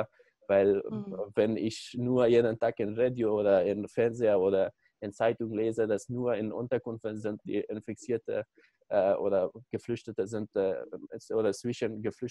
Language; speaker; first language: German; non-native, learner; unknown